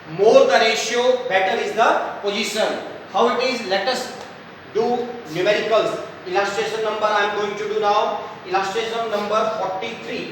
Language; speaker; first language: English; non-native, local second language; Hindi